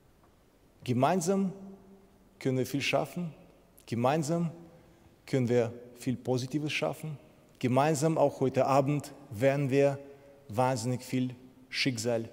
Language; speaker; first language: German; non-native, fluent; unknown